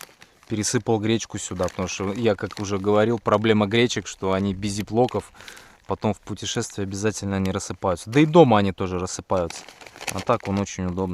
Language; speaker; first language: Russian; native; Russian